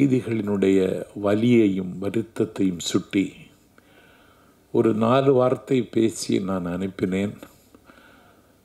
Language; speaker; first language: Tamil; native; Tamil